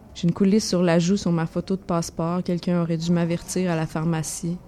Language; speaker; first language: French; native; French